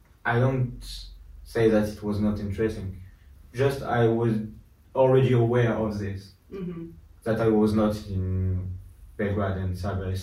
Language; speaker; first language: English; non-native, learner; French